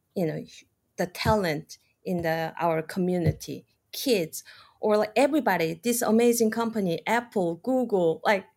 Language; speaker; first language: English; non-native, fluent; Korean